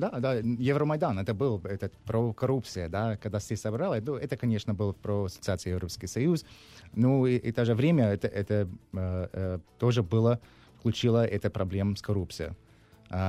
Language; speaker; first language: Russian; non-native, learner; English